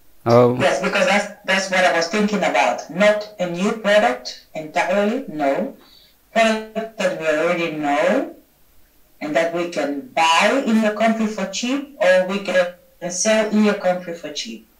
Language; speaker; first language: English; non-native, fluent; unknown